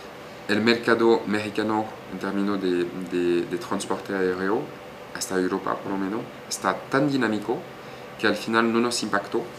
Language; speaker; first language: Spanish; non-native, fluent; French